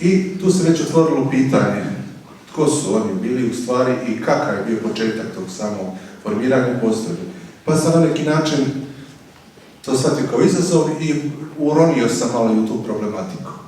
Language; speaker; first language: Croatian; native; Croatian